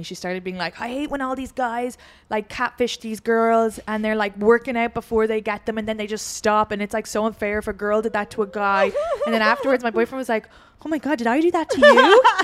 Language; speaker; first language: English; native; English